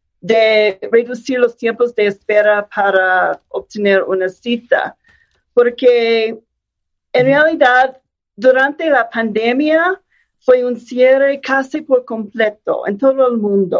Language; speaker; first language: Spanish; non-native, fluent; English